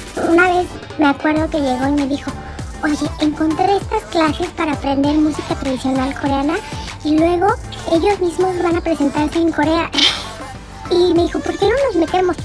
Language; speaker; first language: Spanish; native; Spanish